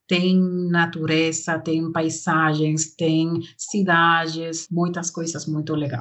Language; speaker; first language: Portuguese; non-native, learner; Spanish